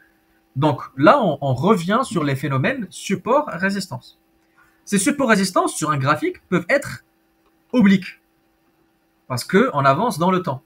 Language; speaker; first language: French; native; French